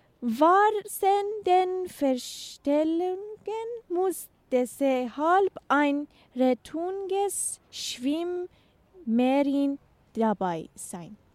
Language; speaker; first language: German; non-native, learner; Persian